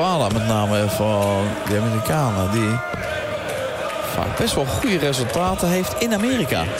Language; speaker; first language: Dutch; native; Dutch